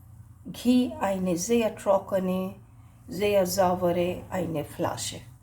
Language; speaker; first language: German; non-native, learner; Hindi